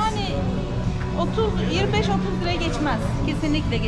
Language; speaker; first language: Turkish; native; Turkish